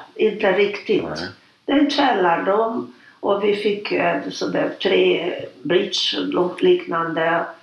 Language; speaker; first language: Swedish; non-native, fluent; Hungarian